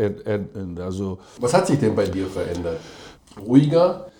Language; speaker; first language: German; native; German